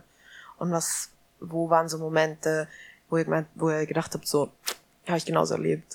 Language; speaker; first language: German; native; German